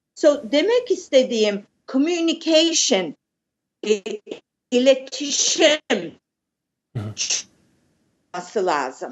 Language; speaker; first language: Turkish; early bilingual, heritage; Turkish